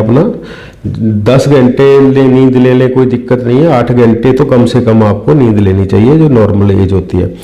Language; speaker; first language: Hindi; non-native, local second language; Punjabi